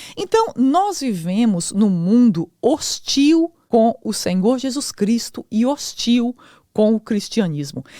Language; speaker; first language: Portuguese; native; Portuguese